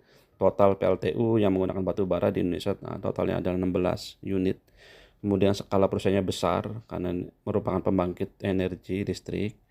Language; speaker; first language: Indonesian; native; Indonesian